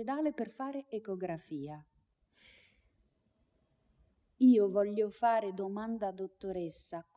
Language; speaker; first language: Italian; non-native, learner; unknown